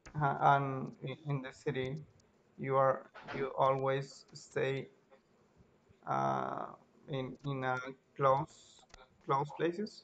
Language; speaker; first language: English; non-native, learner; Spanish